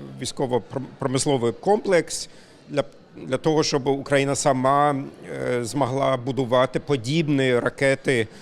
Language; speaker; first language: Ukrainian; non-native, fluent; German